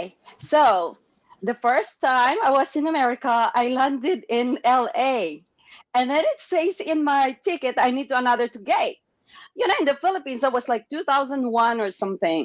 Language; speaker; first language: English; non-native, local second language; Hiligaynon